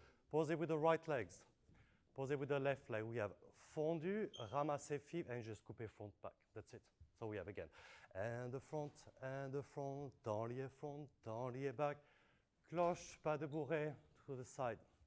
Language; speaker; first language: English; non-native, fluent; French